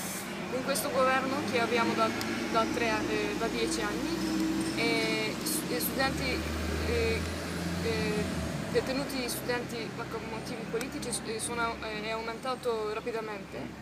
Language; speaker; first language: Italian; non-native, learner; Turkish